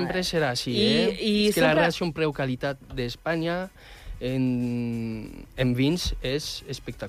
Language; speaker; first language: Catalan; non-native, fluent; French